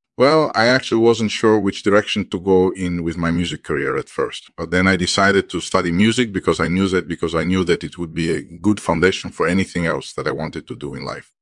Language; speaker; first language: English; early bilingual, other home language; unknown